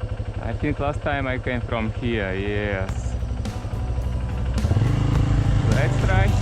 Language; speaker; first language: English; non-native, learner; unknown